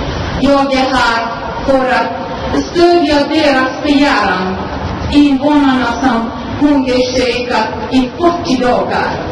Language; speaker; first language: Swedish; non-native, fluent; Persian